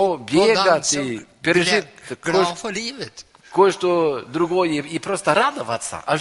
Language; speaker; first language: Russian; non-native, learner; Norwegian